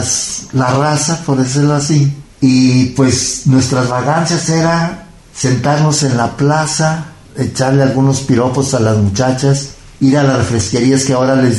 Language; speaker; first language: Spanish; native; Spanish